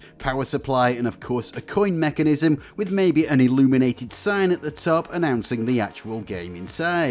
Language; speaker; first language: English; native; English